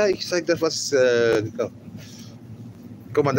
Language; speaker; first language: German; non-native, learner; Filipino